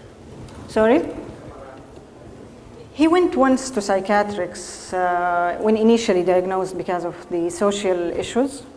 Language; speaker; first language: English; non-native, fluent; Arabic